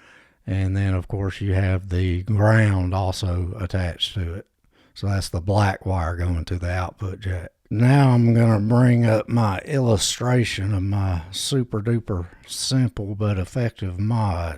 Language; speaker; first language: English; native; English